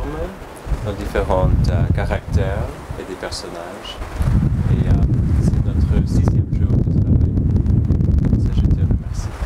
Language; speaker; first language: French; non-native, learner; English